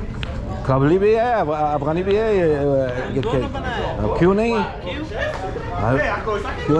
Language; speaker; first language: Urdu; non-native, learner; Persian